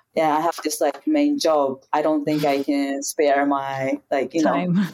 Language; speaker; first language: English; non-native, fluent; Japanese